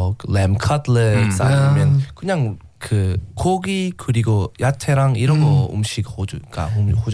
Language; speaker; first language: Korean; non-native, learner; English